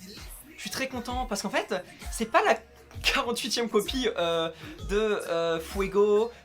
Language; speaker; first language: French; native; French